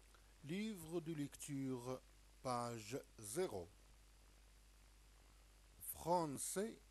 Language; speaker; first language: French; non-native, local second language; Arabic